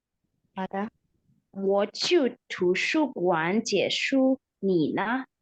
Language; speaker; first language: Chinese; non-native, learner; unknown